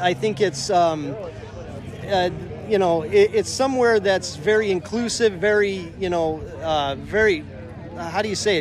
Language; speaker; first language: English; native; English